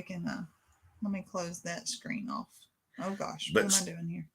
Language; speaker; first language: English; native; English